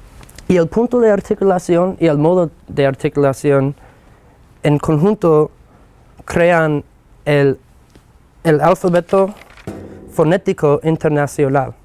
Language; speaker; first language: Spanish; non-native, fluent; English